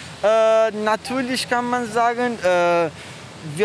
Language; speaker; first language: German; non-native, learner; Persian